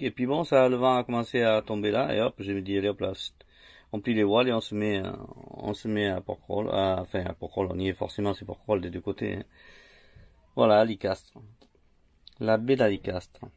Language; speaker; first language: French; native; French